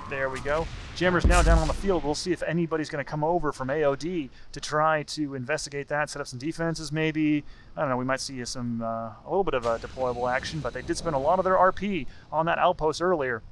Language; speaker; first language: English; native; English